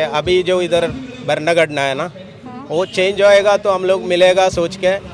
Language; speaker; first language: Hindi; non-native, local second language; Malayalam